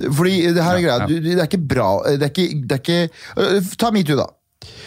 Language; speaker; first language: Norwegian; early bilingual, other home language; Kurdish